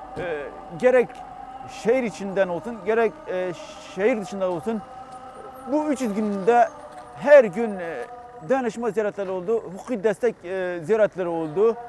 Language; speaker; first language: Turkish; non-native, local second language; Kurdish